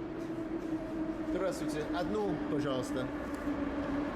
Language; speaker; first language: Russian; non-native, learner; English